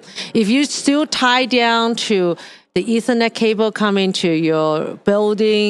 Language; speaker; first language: English; non-native, local second language; Cantonese